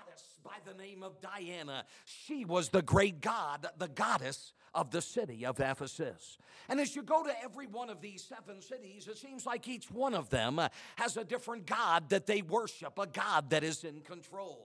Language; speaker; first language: English; native; English